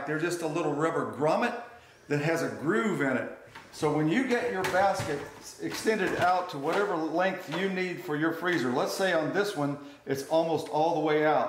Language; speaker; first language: English; native; English